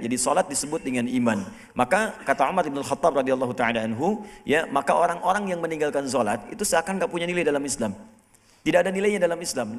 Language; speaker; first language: Indonesian; native; Indonesian